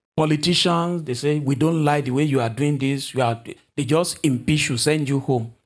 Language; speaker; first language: English; non-native, local second language; Yoruba